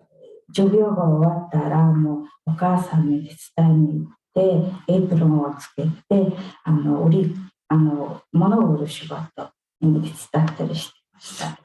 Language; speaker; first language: Japanese; non-native, fluent; Mongolian